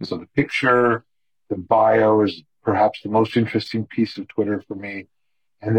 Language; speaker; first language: English; native; English